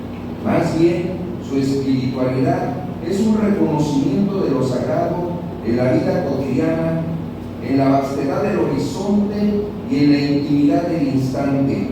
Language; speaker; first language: Spanish; native; Spanish